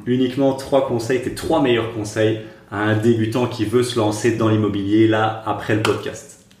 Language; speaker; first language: French; native; French